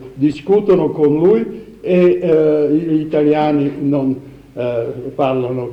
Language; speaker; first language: Italian; non-native, fluent; German